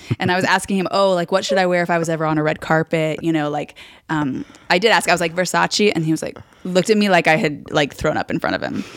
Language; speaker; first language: English; native; English